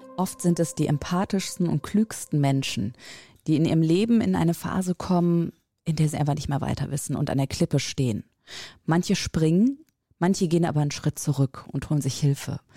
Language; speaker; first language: German; native; German